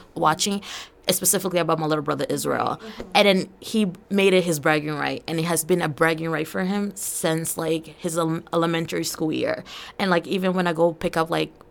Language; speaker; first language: English; early bilingual, other home language; Portuguese